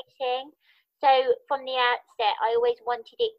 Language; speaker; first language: English; native; English